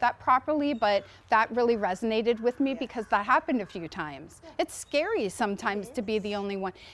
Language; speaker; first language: English; native; English